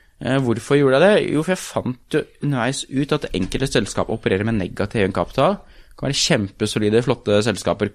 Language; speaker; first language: Norwegian; native; Norwegian